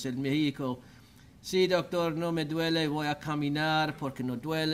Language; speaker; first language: Spanish; non-native, learner; English